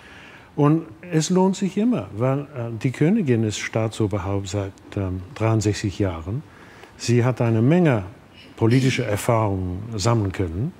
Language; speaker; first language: German; non-native, fluent; English